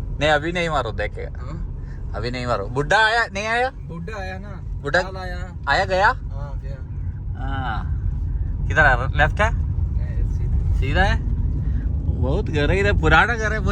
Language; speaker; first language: Hindi; non-native, local second language; Malayalam